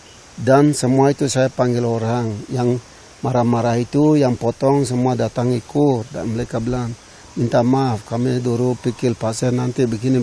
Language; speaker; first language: Indonesian; non-native, local second language; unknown